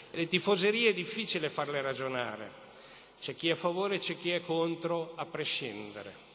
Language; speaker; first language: Italian; native; Italian